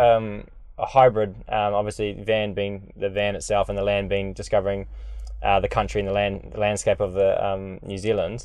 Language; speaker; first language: English; native; English